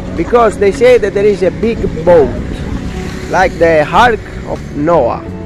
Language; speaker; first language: English; non-native, learner; Italian